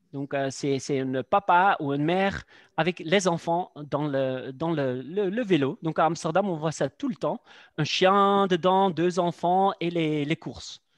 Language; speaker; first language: French; non-native, fluent; Dutch